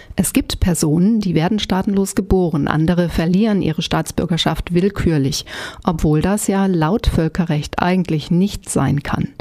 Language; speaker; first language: German; native; German